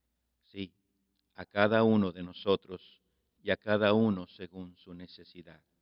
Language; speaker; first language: Spanish; native; Spanish